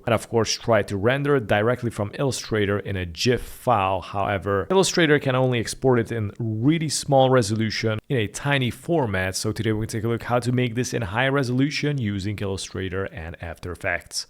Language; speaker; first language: English; non-native, fluent; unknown